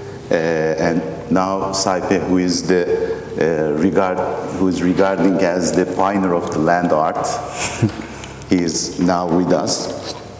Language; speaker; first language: English; non-native, fluent; Turkish